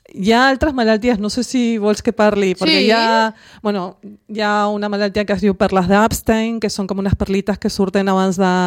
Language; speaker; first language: Catalan; non-native, local second language; Spanish